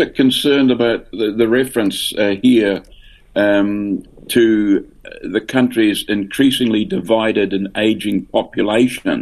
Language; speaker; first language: English; native; English